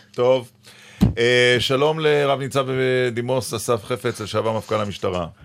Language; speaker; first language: Hebrew; native; Hebrew